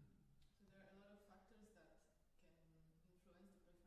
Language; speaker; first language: English; non-native, fluent; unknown